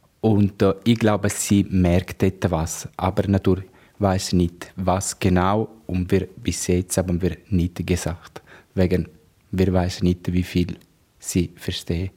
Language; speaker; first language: German; non-native, learner; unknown